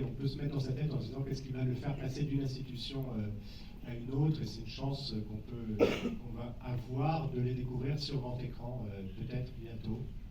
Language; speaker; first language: French; native; French